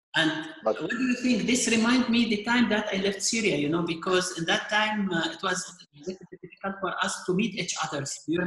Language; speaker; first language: English; non-native, fluent; Arabic